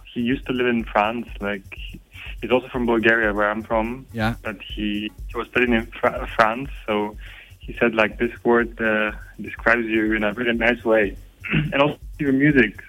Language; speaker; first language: English; non-native, fluent; Bulgarian